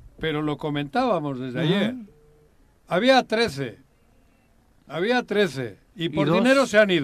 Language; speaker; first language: Spanish; native; Spanish